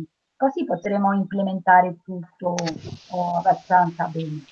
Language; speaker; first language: Italian; non-native, learner; Spanish